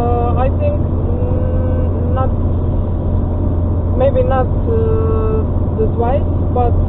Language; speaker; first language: English; non-native, fluent; Croatian